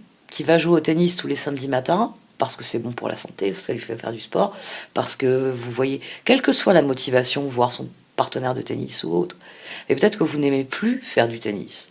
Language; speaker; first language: French; native; French